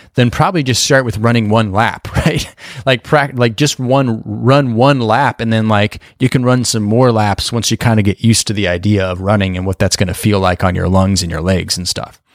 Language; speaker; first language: English; native; English